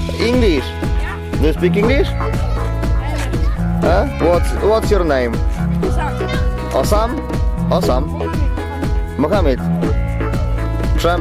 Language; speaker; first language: English; non-native, learner; Polish